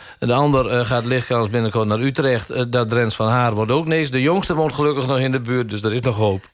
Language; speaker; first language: Dutch; native; Dutch